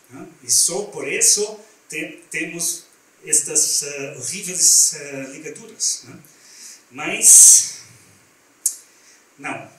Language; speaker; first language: Portuguese; non-native, learner; German